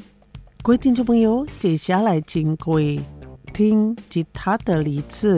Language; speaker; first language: Chinese; non-native, fluent; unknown